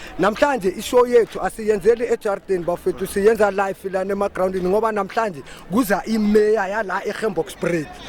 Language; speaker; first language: Zulu; native; Zulu